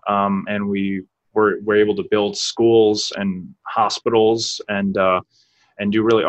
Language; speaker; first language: English; native; English